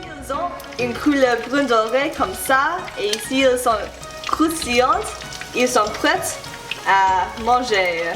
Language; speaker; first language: French; non-native, learner; English